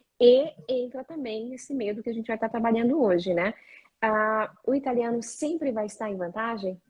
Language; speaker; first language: Portuguese; native; Portuguese